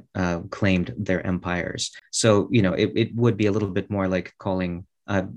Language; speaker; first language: English; early bilingual, other home language; Russian